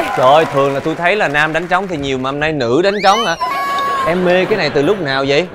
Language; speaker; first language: Vietnamese; native; Vietnamese